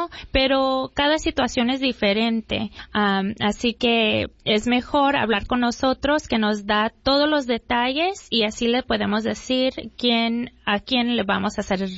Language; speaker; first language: Spanish; early bilingual, heritage; Spanish